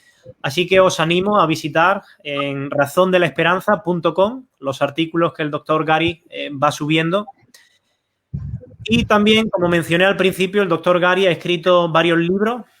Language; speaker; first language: Spanish; native; Spanish